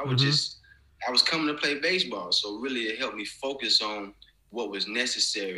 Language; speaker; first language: English; native; English